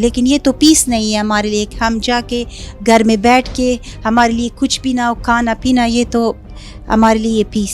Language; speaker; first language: Hindi; non-native, fluent; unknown